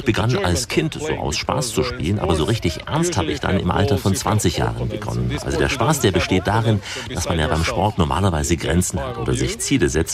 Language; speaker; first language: German; native; German